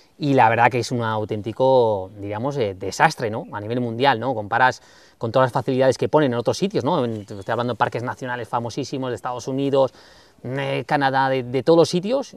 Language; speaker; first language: Spanish; native; Spanish